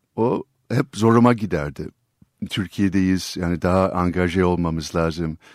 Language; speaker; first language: Turkish; non-native, fluent; English